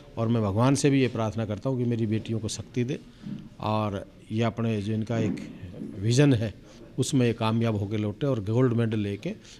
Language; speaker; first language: Hindi; native; Hindi